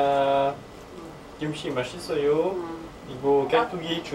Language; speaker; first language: Korean; non-native, learner; French